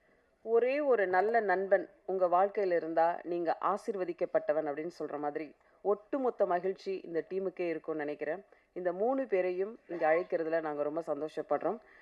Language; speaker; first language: Tamil; native; Tamil